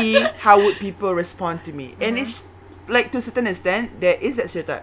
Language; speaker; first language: English; non-native, local second language; Malay